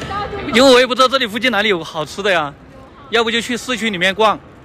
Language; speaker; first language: Chinese; native; Chinese